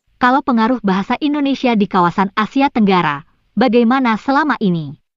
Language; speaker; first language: Indonesian; native; Indonesian